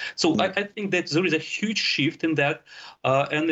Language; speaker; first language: English; non-native, fluent; Russian